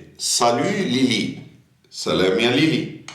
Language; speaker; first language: Arabic; native; Arabic